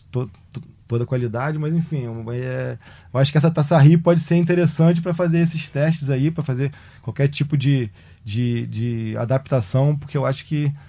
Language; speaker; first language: Portuguese; native; Portuguese